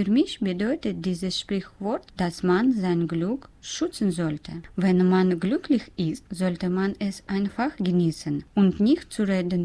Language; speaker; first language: German; non-native, learner; Russian